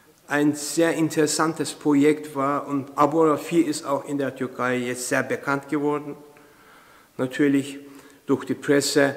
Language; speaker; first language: German; non-native, fluent; Turkish